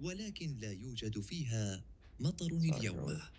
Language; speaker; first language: Arabic; non-native, learner; English